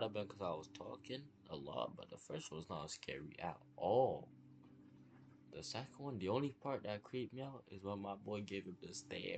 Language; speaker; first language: English; native; English